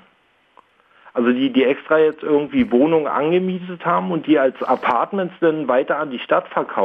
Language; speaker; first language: German; native; German